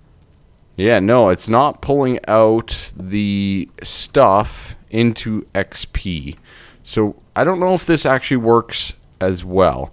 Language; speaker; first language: English; native; English